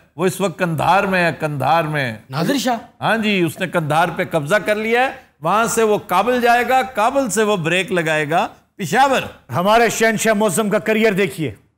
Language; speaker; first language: Urdu; non-native, local second language; Punjabi